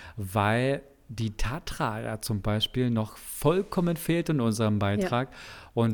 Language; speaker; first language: German; native; German